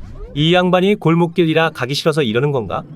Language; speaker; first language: Korean; native; Korean